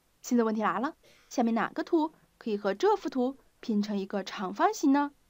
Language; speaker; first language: Chinese; native; Chinese